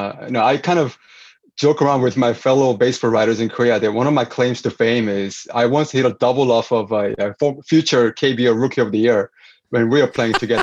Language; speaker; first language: English; non-native, fluent; Korean